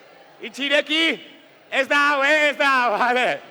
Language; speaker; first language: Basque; non-native, local second language; Spanish